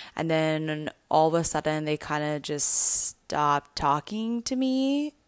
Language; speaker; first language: English; native; English